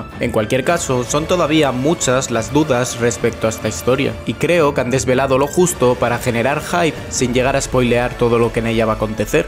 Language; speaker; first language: Spanish; native; Spanish